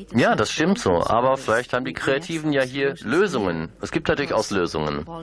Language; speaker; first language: German; non-native, fluent; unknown